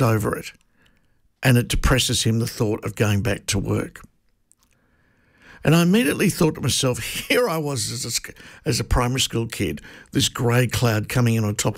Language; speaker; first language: English; native; English